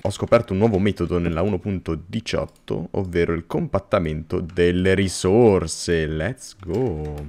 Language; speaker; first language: Italian; native; Italian